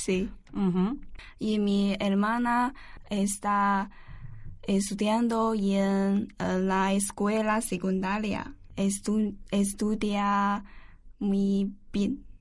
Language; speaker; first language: Spanish; non-native, learner; Chinese